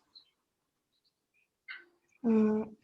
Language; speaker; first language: English; non-native, learner; Vietnamese